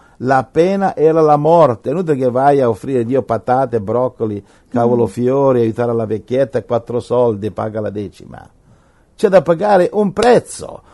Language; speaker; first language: Italian; native; Italian